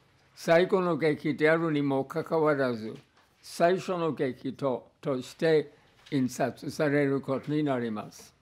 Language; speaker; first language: Japanese; non-native, fluent; English